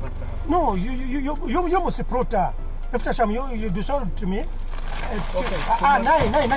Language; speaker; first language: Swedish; non-native, learner; Ganda